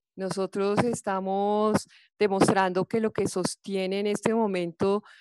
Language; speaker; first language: Spanish; native; Spanish